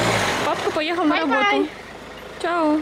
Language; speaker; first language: Russian; native; Russian